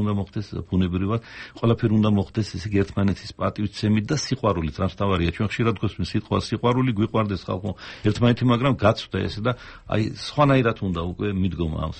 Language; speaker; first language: Georgian; native; Georgian